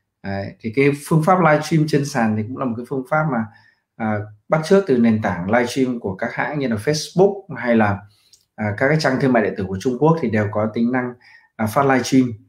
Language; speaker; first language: Vietnamese; native; Vietnamese